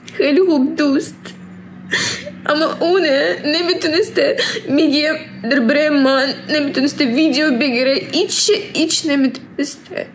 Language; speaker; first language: Persian; early bilingual, heritage; Persian